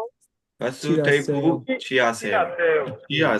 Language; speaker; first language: Korean; non-native, learner; Burmese